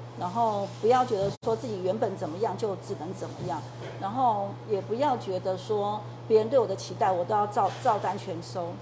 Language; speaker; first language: Chinese; native; Chinese